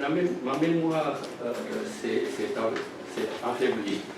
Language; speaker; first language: French; non-native, fluent; Japanese